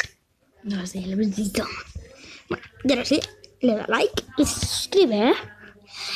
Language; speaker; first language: Spanish; native; Spanish